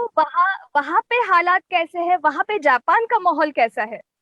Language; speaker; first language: Hindi; non-native, local second language; Marathi